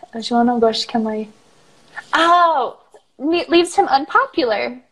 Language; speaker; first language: Portuguese; non-native, fluent; English